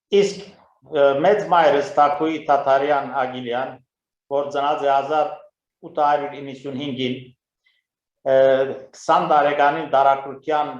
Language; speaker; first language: Armenian; native; Armenian